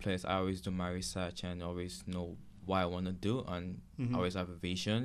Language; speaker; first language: English; non-native, local second language; Yoruba